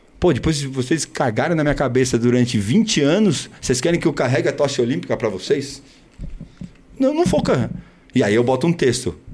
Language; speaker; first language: Portuguese; early bilingual, other home language; Spanish